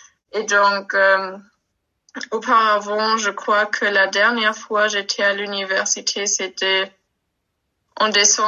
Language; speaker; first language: French; non-native, local second language; Luxembourgish